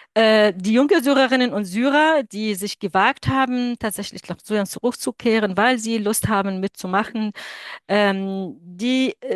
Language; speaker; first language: German; non-native, fluent; Arabic